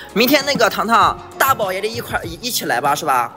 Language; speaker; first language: Chinese; native; Chinese